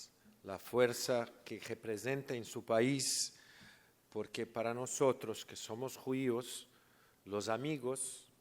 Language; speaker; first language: Spanish; non-native, learner; Portuguese